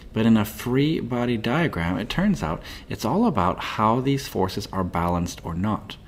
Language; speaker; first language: English; native; English